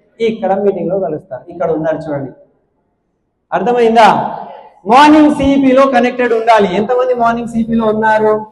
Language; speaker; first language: Telugu; non-native, local second language; Hindi